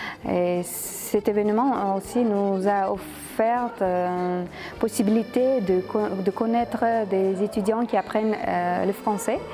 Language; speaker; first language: French; non-native, fluent; Uzbek